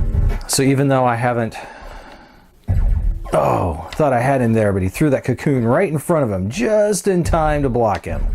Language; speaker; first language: English; native; English